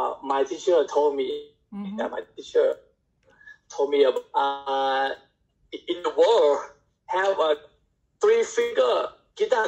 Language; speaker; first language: English; non-native, learner; Thai